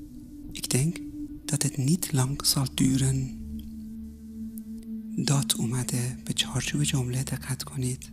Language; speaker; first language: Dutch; non-native, fluent; Persian